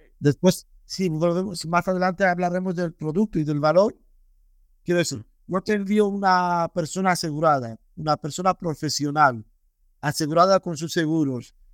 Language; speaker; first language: Spanish; non-native, fluent; Romanian